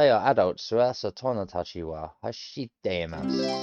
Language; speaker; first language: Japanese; non-native, learner; English